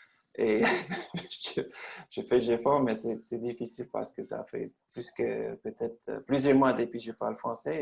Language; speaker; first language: French; non-native, learner; English